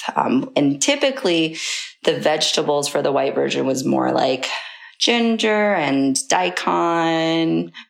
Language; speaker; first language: English; early bilingual, other home language; Chinese